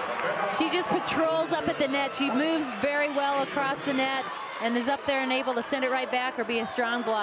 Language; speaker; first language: English; native; English